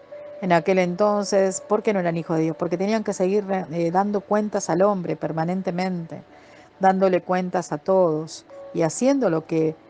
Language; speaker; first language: Spanish; native; Spanish